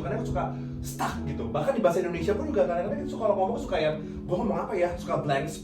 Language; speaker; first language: Indonesian; native; Indonesian